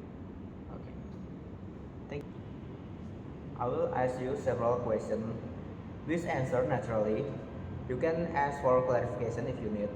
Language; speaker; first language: English; non-native, learner; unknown